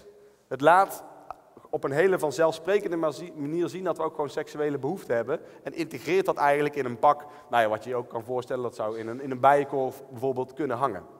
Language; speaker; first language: Dutch; native; Dutch